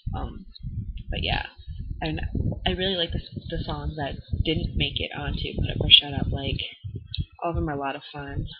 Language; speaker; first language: English; native; English